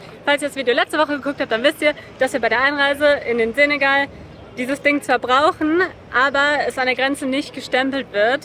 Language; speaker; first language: German; native; German